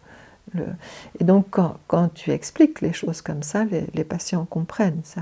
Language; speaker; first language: French; native; French